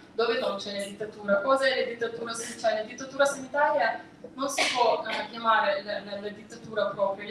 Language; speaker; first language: Italian; non-native, fluent; Russian